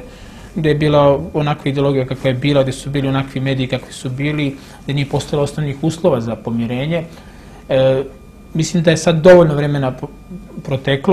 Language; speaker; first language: Serbian; native; Serbian